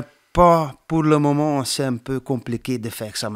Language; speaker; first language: French; non-native, learner; Dutch